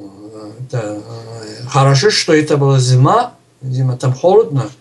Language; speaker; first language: Russian; non-native, local second language; Uzbek